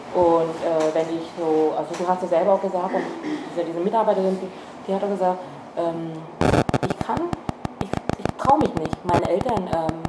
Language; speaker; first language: German; non-native, fluent; Vietnamese